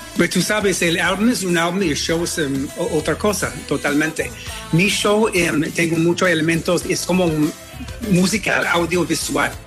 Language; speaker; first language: Spanish; non-native, fluent; English